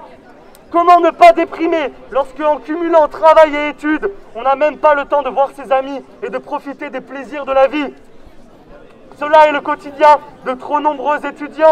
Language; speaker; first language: French; native; French